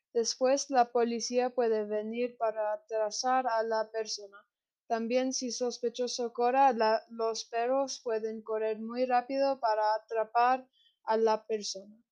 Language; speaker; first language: Spanish; non-native, learner; English